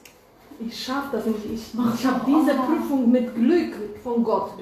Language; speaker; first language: German; non-native, fluent; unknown